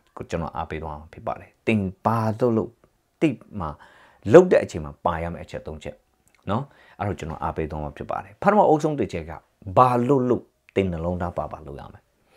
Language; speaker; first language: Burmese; native; Burmese